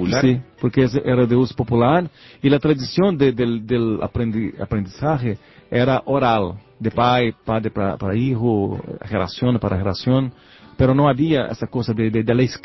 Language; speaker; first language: Spanish; non-native, learner; Portuguese